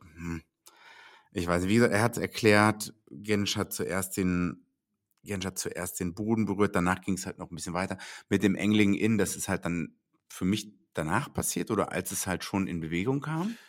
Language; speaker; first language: German; native; German